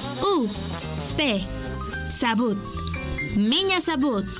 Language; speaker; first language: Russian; non-native, learner; Spanish